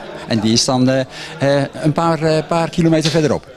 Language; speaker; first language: Dutch; native; Dutch